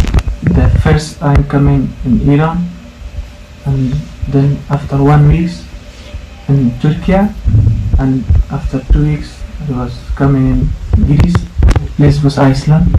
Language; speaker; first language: English; non-native, learner; Persian